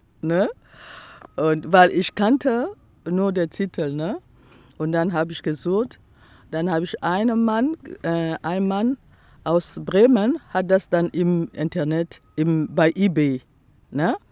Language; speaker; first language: German; non-native, local second language; French